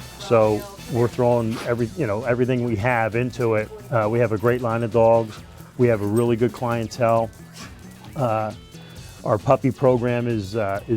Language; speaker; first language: English; native; English